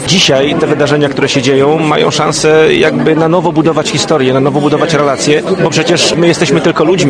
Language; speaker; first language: Polish; native; Polish